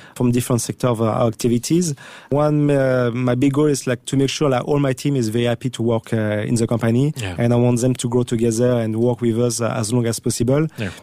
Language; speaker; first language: English; non-native, fluent; French